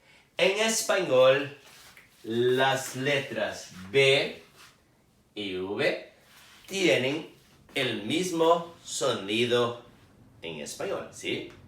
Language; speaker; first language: Spanish; non-native, fluent; Portuguese